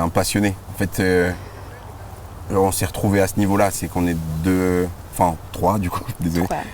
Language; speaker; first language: French; native; French